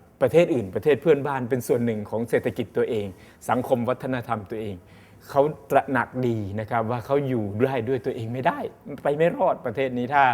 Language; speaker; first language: Thai; native; Thai